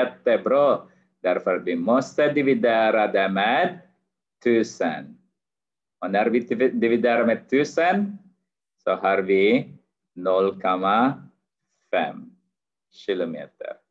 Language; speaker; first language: Swedish; non-native, fluent; Arabic